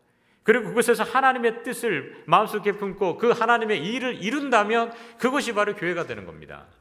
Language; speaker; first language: Korean; native; Korean